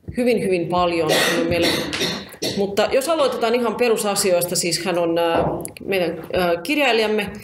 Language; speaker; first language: Finnish; non-native, fluent; Latvian